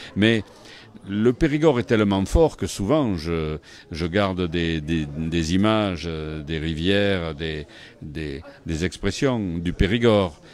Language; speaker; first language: French; native; French